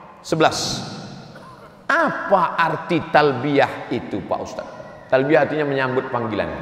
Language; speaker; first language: Indonesian; native; Indonesian